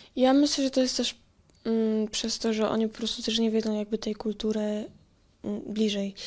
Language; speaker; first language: Polish; native; Polish